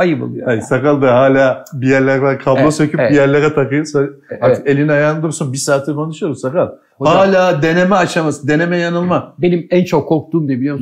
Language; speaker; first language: Turkish; native; Turkish